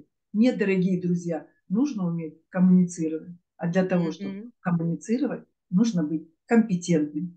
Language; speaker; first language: Russian; native; Russian